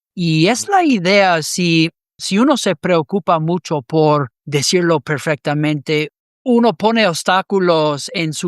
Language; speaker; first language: Spanish; non-native, fluent; English